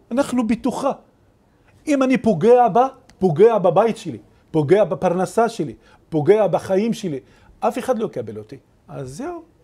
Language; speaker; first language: Hebrew; non-native, local second language; Arabic